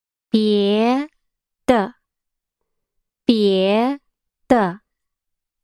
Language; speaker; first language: Chinese; non-native, learner; English